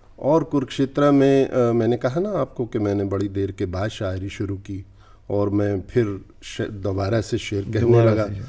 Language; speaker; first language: Urdu; non-native, local second language; Hindi